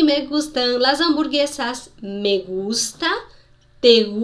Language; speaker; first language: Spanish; non-native, fluent; Portuguese